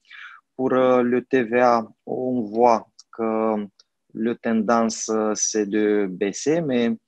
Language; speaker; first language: French; non-native, fluent; Romanian